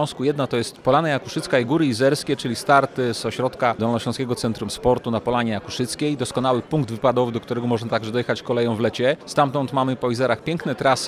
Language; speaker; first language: Polish; native; Polish